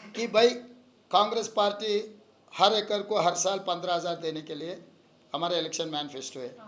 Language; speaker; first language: Hindi; non-native, local second language; Telugu